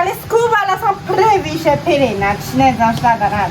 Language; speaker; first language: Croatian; non-native, learner; Chinese